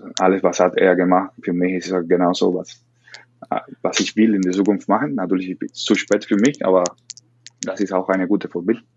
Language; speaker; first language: German; non-native, learner; Spanish